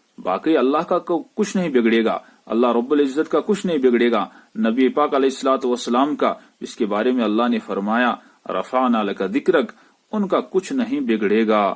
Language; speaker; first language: Urdu; non-native, local second language; Kashmiri